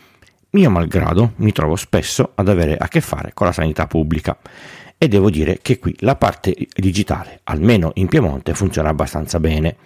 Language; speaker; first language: Italian; native; Italian